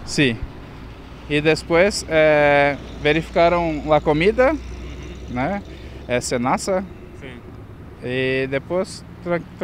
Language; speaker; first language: Spanish; non-native, learner; Portuguese